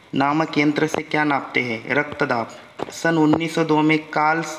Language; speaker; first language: Hindi; non-native, local second language; Marathi